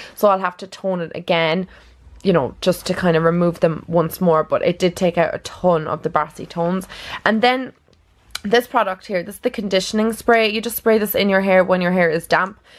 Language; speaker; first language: English; native; English